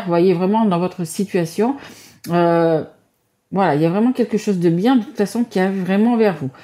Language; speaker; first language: French; native; French